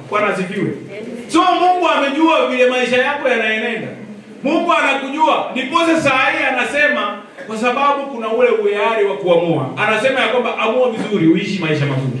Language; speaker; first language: Swahili; non-native, local second language; Luyia